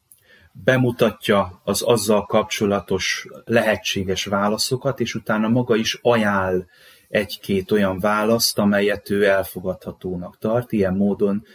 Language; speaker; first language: Hungarian; native; Hungarian